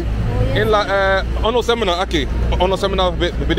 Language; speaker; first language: Spanish; non-native, learner; English